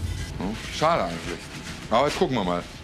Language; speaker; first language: German; native; German